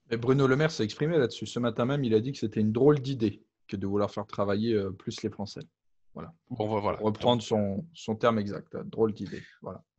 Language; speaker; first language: French; native; French